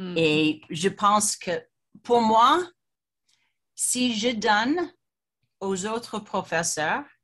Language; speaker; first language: French; non-native, fluent; English